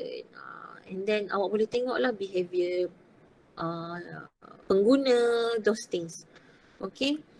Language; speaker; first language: Malay; native; Malay